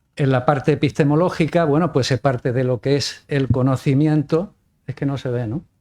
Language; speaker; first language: Spanish; native; Spanish